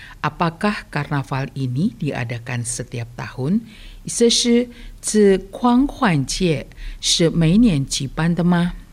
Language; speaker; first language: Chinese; early bilingual, heritage; Chinese